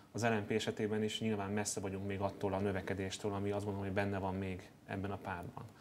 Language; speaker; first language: Hungarian; native; Hungarian